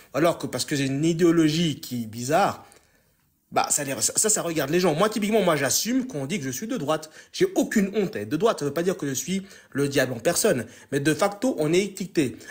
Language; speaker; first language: French; native; French